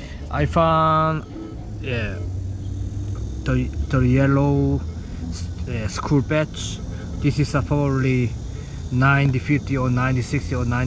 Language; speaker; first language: English; non-native, learner; Korean